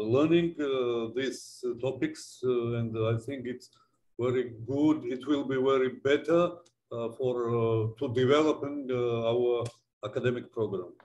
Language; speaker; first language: English; non-native, learner; Georgian